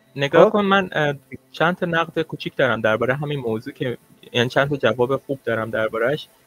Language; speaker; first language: Persian; native; Persian